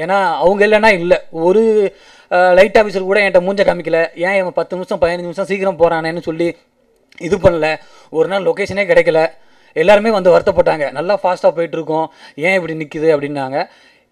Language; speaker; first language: Tamil; native; Tamil